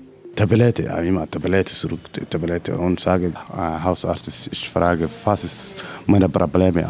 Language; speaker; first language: German; non-native, learner; Somali